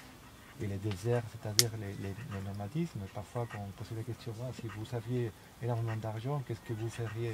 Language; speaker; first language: French; non-native, local second language; Arabic